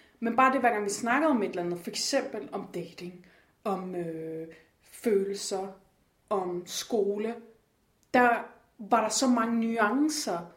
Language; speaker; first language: Danish; native; Danish